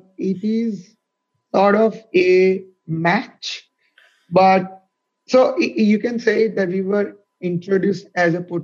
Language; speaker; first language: English; non-native, local second language; Gujarati